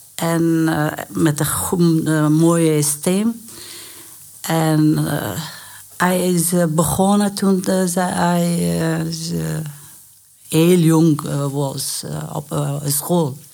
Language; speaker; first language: Dutch; non-native, learner; Persian